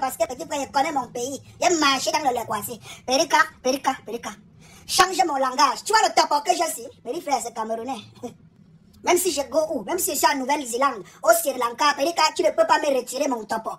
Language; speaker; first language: French; non-native, local second language; English